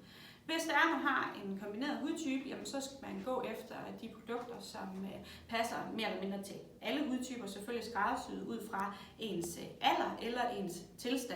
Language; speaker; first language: Danish; native; Danish